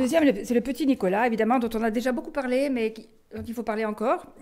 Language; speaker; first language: French; native; French